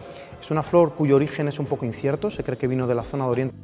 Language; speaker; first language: Spanish; native; Spanish